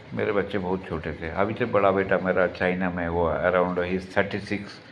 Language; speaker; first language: Hindi; non-native, local second language; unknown